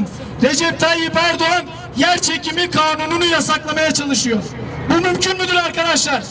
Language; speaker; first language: Turkish; native; Turkish